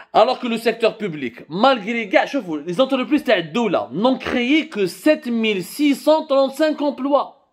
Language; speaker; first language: French; non-native, local second language; Arabic